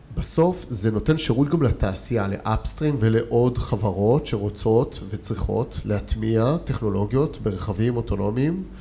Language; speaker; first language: Hebrew; native; Hebrew